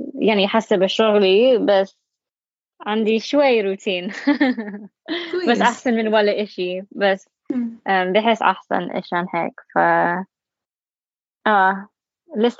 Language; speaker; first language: Arabic; non-native, learner; English